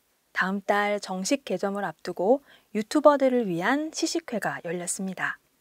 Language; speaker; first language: Korean; native; Korean